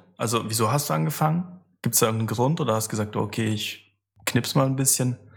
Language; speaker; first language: German; native; German